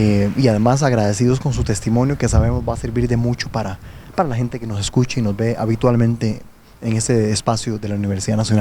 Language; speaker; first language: Spanish; native; Spanish